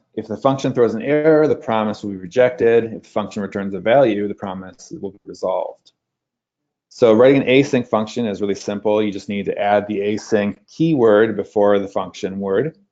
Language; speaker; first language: English; native; English